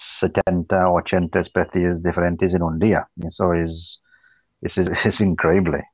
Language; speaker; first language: Spanish; non-native, fluent; English